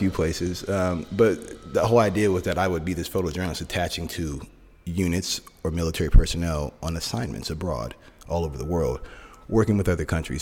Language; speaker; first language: English; native; English